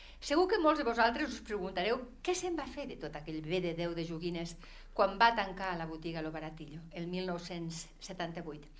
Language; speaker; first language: Catalan; native; Catalan